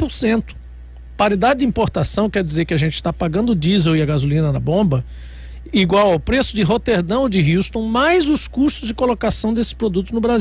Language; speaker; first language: Portuguese; native; Portuguese